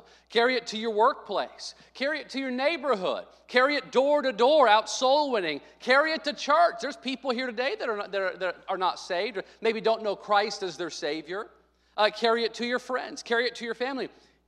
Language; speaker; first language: English; native; English